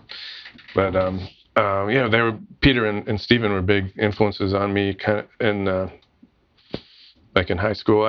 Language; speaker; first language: English; native; English